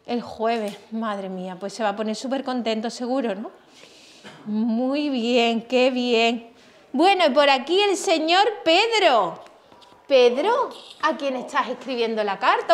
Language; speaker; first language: Spanish; native; Spanish